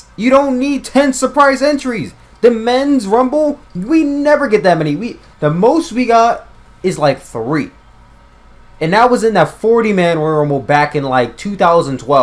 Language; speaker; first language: English; native; English